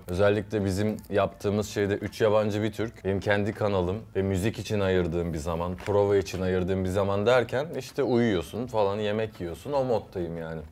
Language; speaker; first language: Turkish; early bilingual, heritage; English